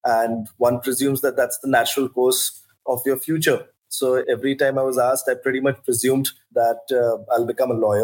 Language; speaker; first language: English; non-native, local second language; Hindi